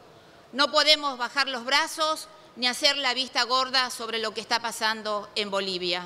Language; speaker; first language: Spanish; native; Spanish